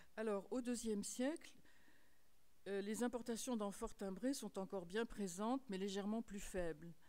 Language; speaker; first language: French; native; French